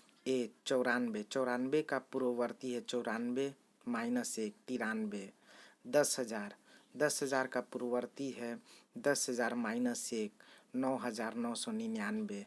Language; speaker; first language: Hindi; native; Hindi